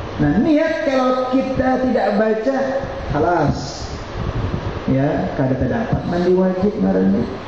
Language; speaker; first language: Malay; non-native, local second language; Banjar